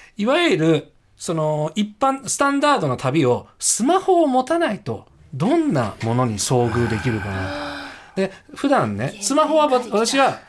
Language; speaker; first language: Japanese; native; Japanese